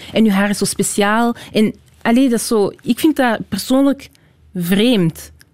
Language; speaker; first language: Dutch; native; Dutch